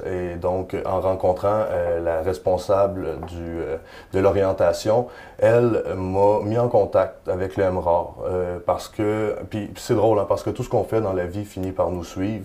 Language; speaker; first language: French; native; French